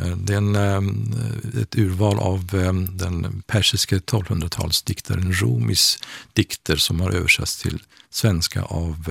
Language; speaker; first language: Swedish; non-native, fluent; Persian